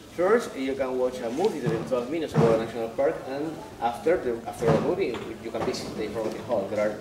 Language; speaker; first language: English; non-native, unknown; Spanish